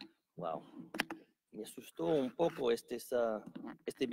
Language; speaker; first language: Spanish; non-native, fluent; English